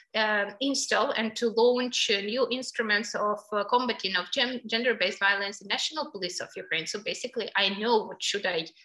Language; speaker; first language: English; non-native, fluent; Ukrainian